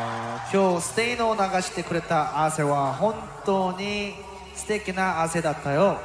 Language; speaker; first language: Japanese; non-native, learner; Korean